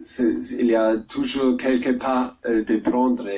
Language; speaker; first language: French; non-native, learner; German